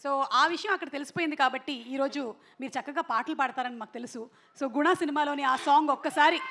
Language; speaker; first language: Telugu; native; Telugu